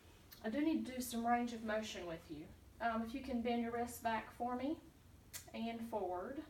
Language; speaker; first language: English; native; English